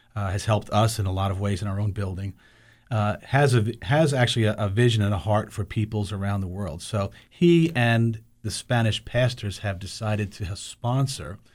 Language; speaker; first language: English; native; English